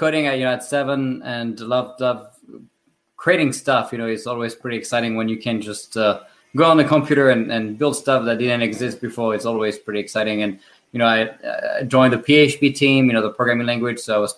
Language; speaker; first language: English; non-native, fluent; French